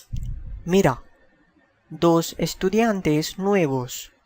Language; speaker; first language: Spanish; non-native, fluent; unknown